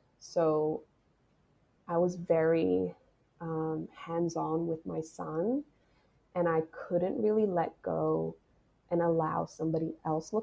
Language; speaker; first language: English; non-native, local second language; Cantonese